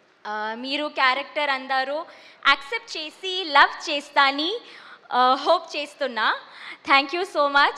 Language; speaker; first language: Telugu; non-native, learner; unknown